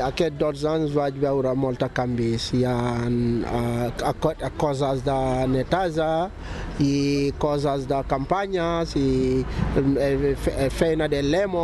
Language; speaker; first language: Catalan; non-native, learner; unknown